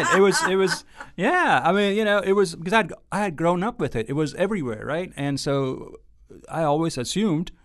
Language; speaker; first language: English; non-native, local second language; Gujarati